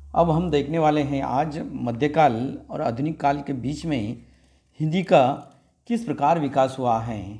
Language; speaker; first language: Hindi; non-native, local second language; Marathi